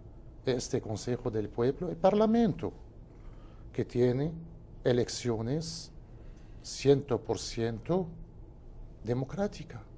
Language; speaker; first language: Spanish; non-native, fluent; Arabic